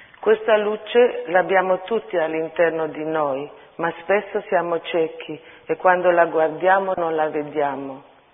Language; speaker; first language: Italian; early bilingual, other home language; Armenian